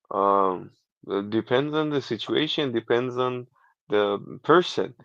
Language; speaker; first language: English; non-native, learner; Persian